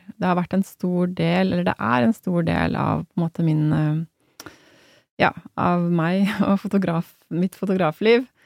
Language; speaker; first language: Norwegian; native; Norwegian